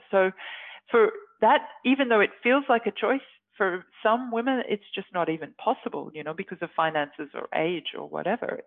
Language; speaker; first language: English; native; English